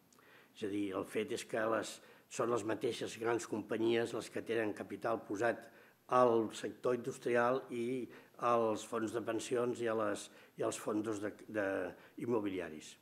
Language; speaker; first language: Catalan; native; Catalan